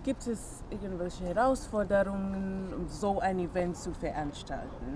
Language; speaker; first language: German; non-native, fluent; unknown